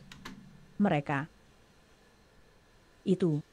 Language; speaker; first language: Indonesian; non-native, learner; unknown